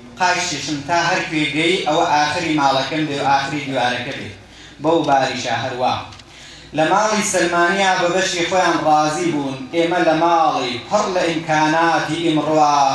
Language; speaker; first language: Central Kurdish; non-native, local second language; Gurani